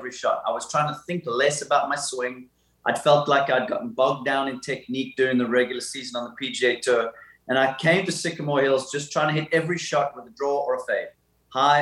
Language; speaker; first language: English; native; English